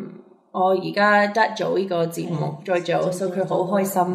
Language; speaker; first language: Cantonese; early bilingual, heritage; Cantonese